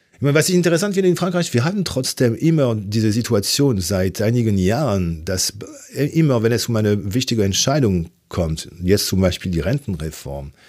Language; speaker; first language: German; non-native, fluent; French